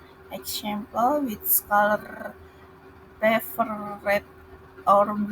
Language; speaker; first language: English; non-native, learner; Indonesian